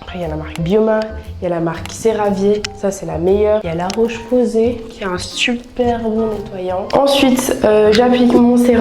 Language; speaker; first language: French; native; French